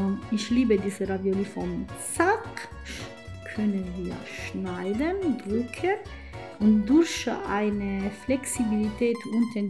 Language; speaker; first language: German; non-native, fluent; Italian